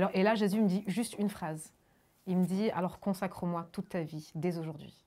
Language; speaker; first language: French; early bilingual, other home language; German